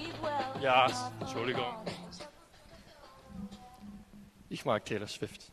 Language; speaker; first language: German; non-native, learner; English